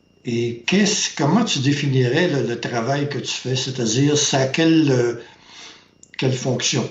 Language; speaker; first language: French; native; French